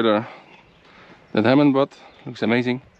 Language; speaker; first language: English; non-native, fluent; Dutch